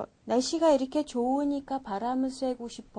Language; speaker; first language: Korean; non-native, fluent; Mongolian